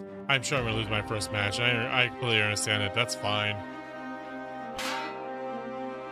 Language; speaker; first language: English; native; English